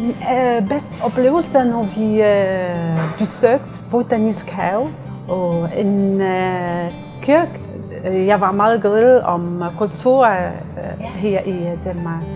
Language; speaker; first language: Danish; non-native, learner; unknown